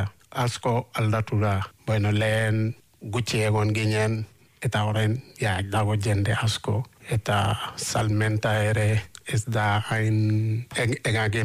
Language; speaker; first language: Basque; non-native, learner; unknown